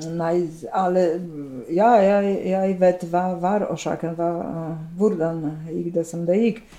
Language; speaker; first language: Norwegian; non-native, fluent; Polish